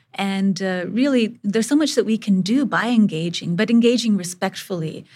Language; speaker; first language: English; early bilingual, other home language; Bangla